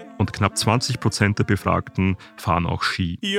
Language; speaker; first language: German; native; German